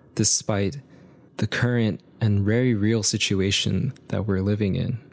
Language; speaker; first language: English; native; English